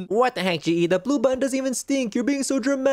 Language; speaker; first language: English; native; English